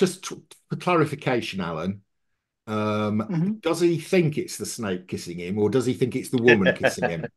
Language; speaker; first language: English; native; English